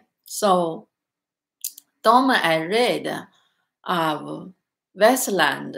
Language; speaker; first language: Swedish; non-native, learner; Chinese